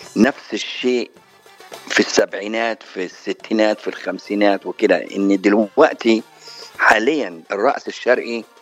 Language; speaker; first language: Arabic; native; Arabic